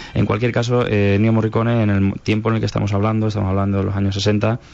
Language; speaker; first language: Spanish; native; Spanish